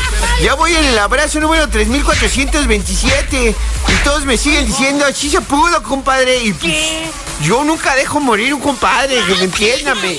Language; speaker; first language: Spanish; native; Spanish